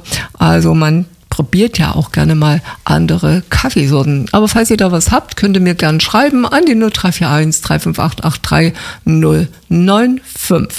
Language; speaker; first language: German; native; German